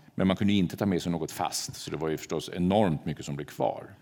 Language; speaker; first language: Swedish; native; Swedish